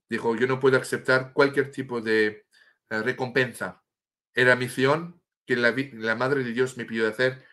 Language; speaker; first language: Spanish; non-native, fluent; French